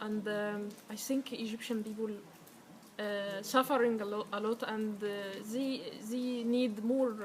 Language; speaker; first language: English; non-native, learner; Arabic